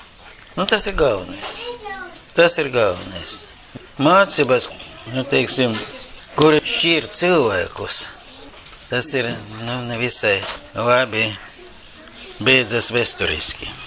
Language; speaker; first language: Latvian; non-native, local second language; Russian